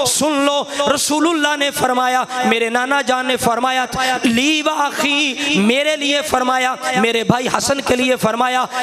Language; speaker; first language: Urdu; non-native, local second language; Punjabi